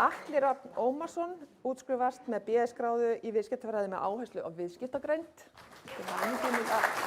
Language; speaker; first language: Icelandic; native; Icelandic